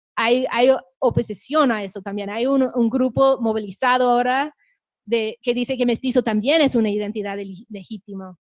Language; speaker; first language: Spanish; non-native, fluent; English